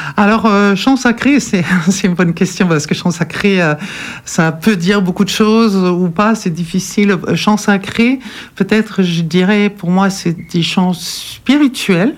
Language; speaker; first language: French; non-native, fluent; German